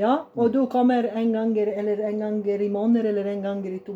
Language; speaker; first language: Norwegian; non-native, learner; Serbian